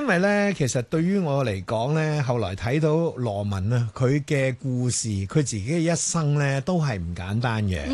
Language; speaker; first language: Cantonese; native; Cantonese